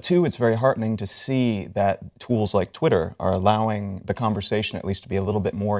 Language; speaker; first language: English; native; English